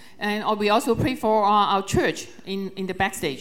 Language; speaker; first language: English; early bilingual, other home language; Chinese